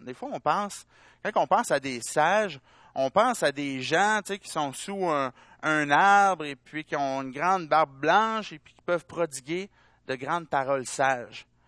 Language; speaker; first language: French; native; French